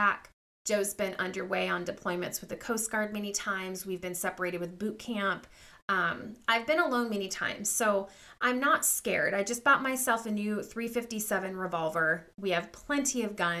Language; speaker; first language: English; native; English